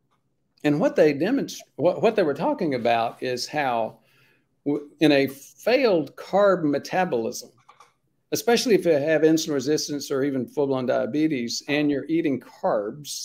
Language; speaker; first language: English; native; English